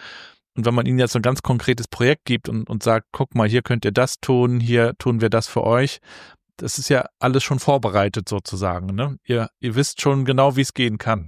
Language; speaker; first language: German; native; German